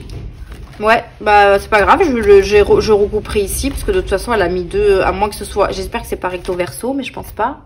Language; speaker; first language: French; native; French